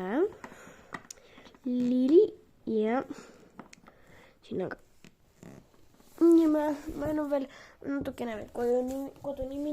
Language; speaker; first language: Estonian; non-native, local second language; Russian